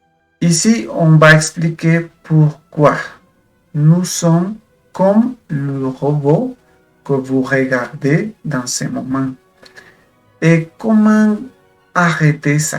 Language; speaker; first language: French; non-native, fluent; Spanish